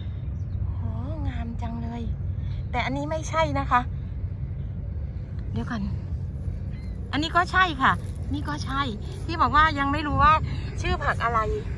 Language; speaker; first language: Thai; native; Thai